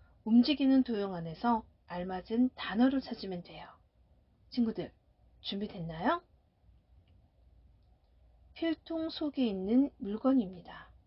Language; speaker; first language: Korean; native; Korean